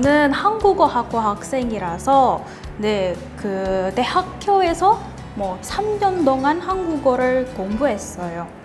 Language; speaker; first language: Korean; non-native, fluent; Indonesian